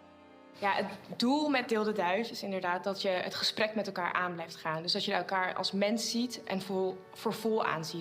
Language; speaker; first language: Dutch; native; Dutch